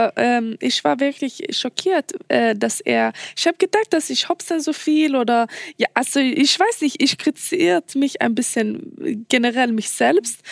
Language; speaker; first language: German; non-native, learner; Swedish